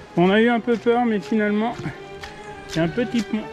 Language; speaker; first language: French; native; French